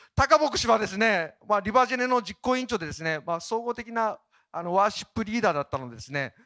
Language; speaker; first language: Japanese; native; Japanese